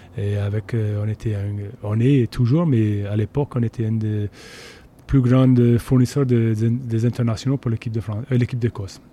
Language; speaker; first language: French; non-native, fluent; English